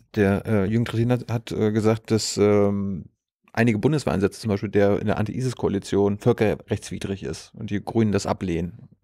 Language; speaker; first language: German; native; German